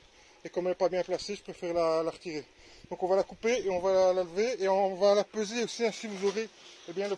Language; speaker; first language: French; native; French